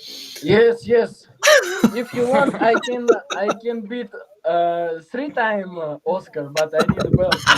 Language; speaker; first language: English; non-native, learner; Uzbek